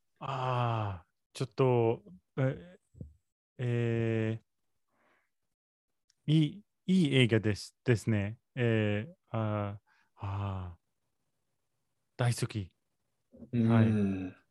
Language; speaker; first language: Japanese; non-native, learner; English